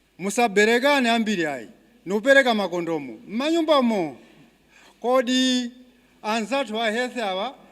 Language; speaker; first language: Nyanja; non-native, local second language; Tumbuka